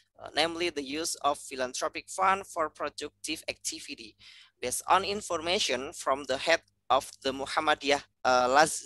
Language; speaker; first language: English; non-native, fluent; Indonesian